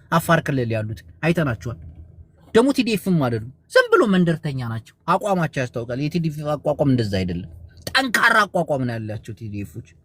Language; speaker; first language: Amharic; non-native, local second language; Tigrinya